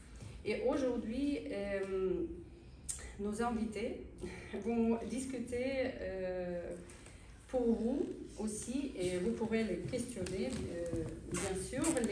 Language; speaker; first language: French; non-native, fluent; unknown